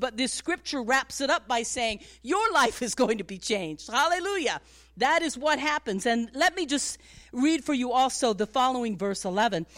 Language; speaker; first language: English; native; English